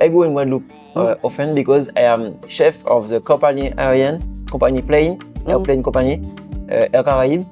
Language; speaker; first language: English; non-native, learner; French